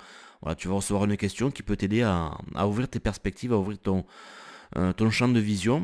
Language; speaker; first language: French; native; French